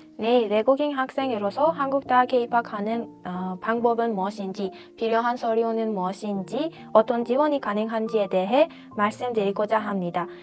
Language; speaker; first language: Korean; non-native, fluent; Persian